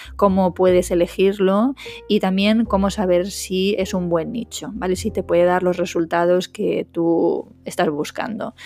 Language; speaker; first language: Spanish; native; Spanish